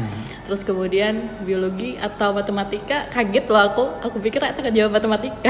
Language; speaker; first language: Indonesian; native; Indonesian